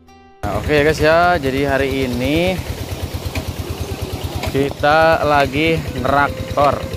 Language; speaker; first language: Indonesian; non-native, local second language; Sundanese